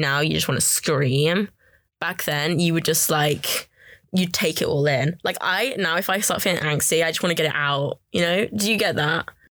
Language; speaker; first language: English; native; English